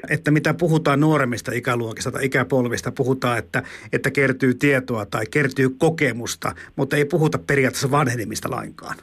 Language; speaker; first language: Finnish; native; Finnish